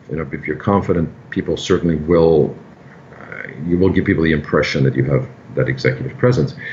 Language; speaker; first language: English; non-native, fluent; German